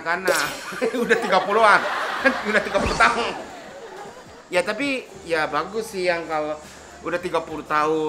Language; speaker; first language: Indonesian; non-native, fluent; Japanese